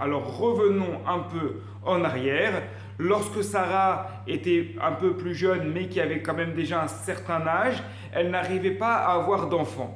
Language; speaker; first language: French; native; French